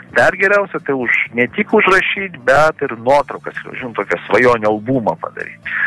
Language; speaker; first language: Lithuanian; early bilingual, heritage; Lithuanian